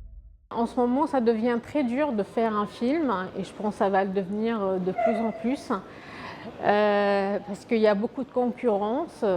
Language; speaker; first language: French; non-native, fluent; Arabic